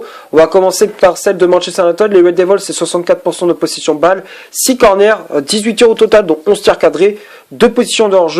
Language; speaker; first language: French; native; French